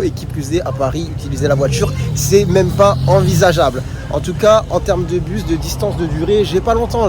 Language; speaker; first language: French; native; French